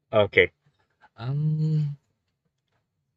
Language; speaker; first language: English; non-native, learner; Indonesian